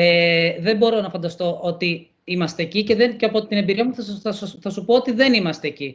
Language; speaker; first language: Greek; native; Greek